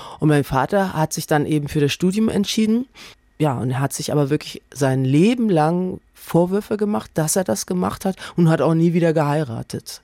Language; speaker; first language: German; native; German